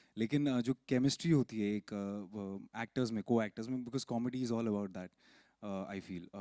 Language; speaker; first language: Hindi; native; Hindi